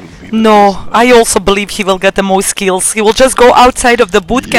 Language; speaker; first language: English; non-native, fluent; Croatian